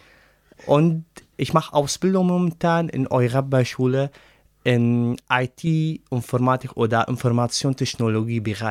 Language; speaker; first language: German; non-native, learner; Arabic